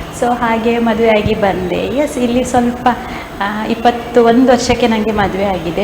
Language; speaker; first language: Kannada; non-native, local second language; Konkani